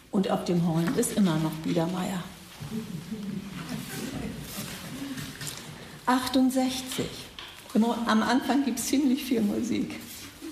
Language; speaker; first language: German; native; German